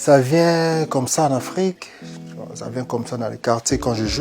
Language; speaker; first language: French; non-native, local second language; Lingala